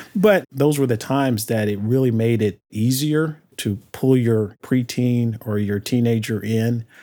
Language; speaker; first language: English; native; English